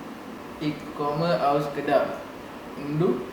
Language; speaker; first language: German; non-native, learner; Tamil